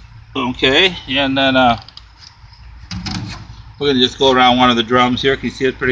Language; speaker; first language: English; native; English